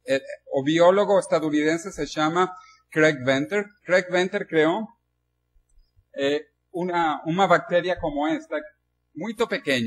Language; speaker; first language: Spanish; non-native, learner; Portuguese